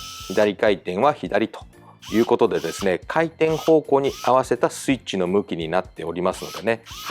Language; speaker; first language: Japanese; native; Japanese